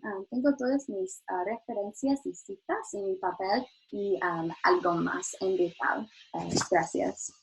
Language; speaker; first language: Spanish; non-native, learner; English